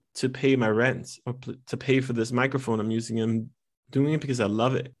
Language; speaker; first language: English; early bilingual, other home language; Italian